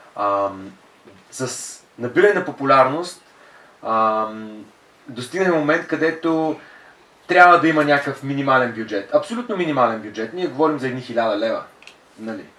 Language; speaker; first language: Bulgarian; native; Bulgarian